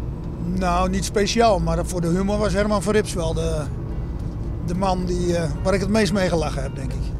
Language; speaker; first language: Dutch; native; Dutch